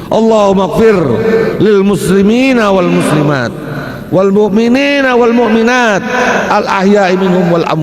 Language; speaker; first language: Indonesian; native; Indonesian